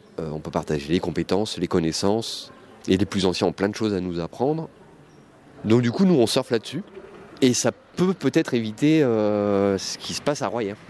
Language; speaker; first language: French; native; French